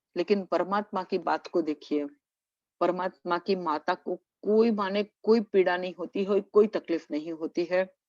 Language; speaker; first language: Hindi; non-native, local second language; Gujarati